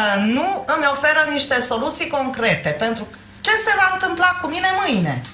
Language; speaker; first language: Romanian; non-native, local second language; Hungarian